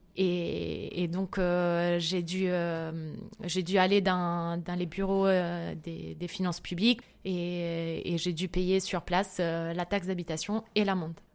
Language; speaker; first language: French; non-native, fluent; Italian